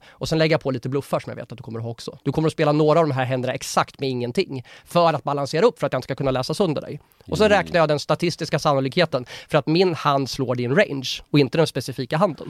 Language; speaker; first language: Swedish; native; Swedish